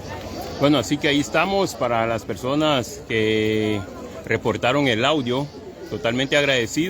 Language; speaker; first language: Spanish; native; Spanish